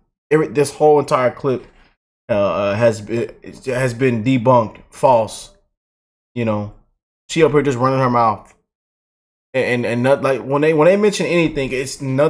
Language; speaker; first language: English; native; English